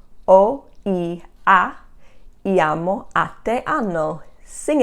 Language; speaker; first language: Italian; non-native, fluent; English